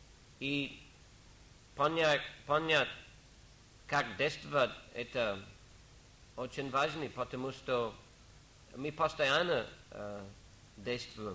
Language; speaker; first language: Russian; non-native, fluent; English